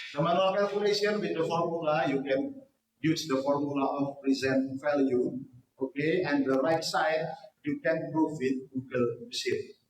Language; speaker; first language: English; non-native, learner; Indonesian